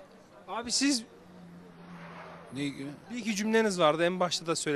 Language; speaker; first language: Turkish; native; Turkish